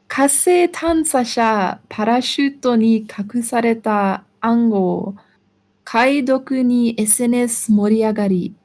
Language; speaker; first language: Japanese; non-native, learner; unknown